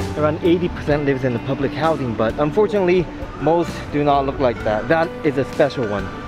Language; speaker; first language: English; non-native, fluent; Japanese